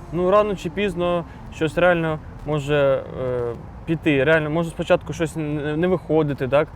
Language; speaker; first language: Ukrainian; non-native, local second language; Russian